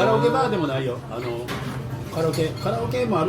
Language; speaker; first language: Japanese; native; Japanese